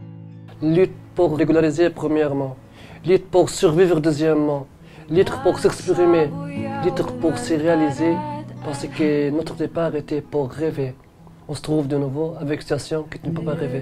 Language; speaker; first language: French; non-native, local second language; Arabic